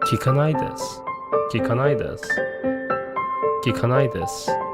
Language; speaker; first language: Japanese; non-native, learner; English